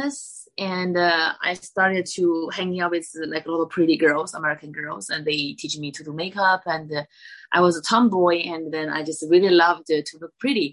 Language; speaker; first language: English; non-native, fluent; Chinese